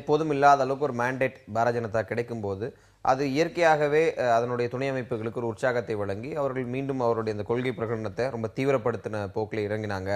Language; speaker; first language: Tamil; native; Tamil